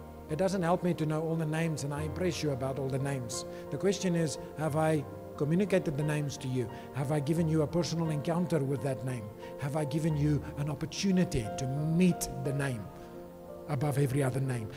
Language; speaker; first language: English; non-native, local second language; Afrikaans